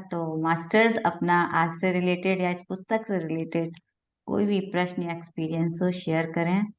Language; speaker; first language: Hindi; native; Hindi